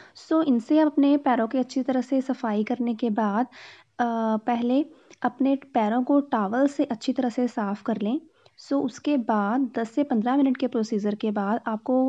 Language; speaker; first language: Hindi; non-native, local second language; Punjabi